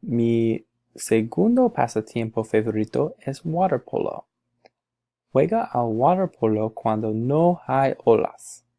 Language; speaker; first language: Spanish; non-native, learner; English